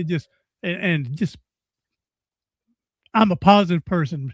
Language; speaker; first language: English; native; English